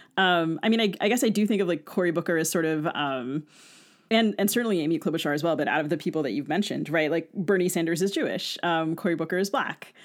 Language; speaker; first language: English; native; English